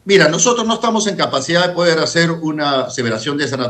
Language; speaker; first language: Spanish; native; Spanish